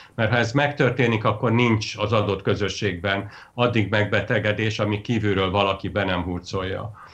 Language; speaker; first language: Hungarian; native; Hungarian